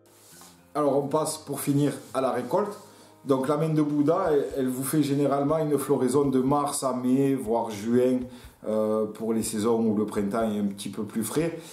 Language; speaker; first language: French; native; French